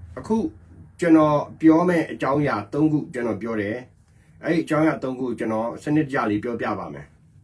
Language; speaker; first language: Burmese; native; Burmese